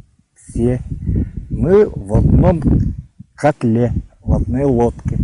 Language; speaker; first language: Russian; non-native, local second language; Yakut